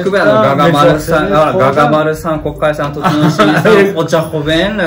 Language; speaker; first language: Georgian; non-native, fluent; Japanese